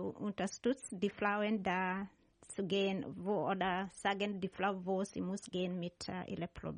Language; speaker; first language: German; non-native, learner; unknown